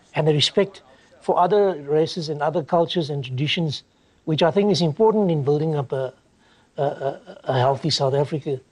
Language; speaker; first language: English; native; English